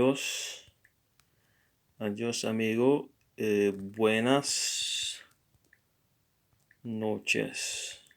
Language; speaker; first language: Spanish; non-native, learner; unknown